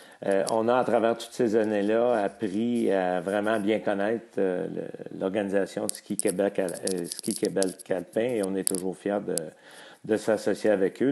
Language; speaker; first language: French; native; French